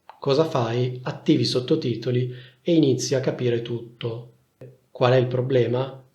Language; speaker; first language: Italian; native; Italian